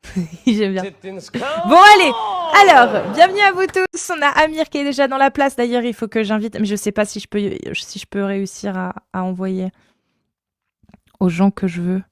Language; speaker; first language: French; native; French